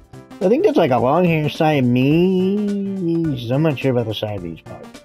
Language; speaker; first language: English; native; English